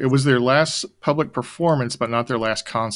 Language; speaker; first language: English; native; English